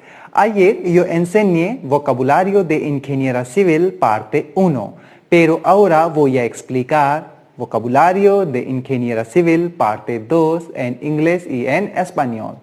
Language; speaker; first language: Spanish; non-native, learner; Hindi